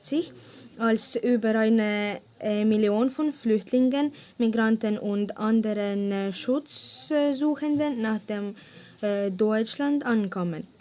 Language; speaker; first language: German; non-native, learner; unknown